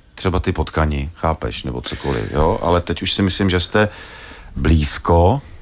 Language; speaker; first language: Czech; native; Czech